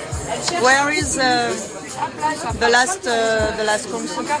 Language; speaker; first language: English; non-native, learner; French